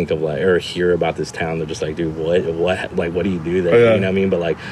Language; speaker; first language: English; native; English